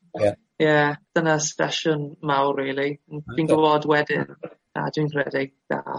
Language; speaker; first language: Welsh; non-native, local second language; English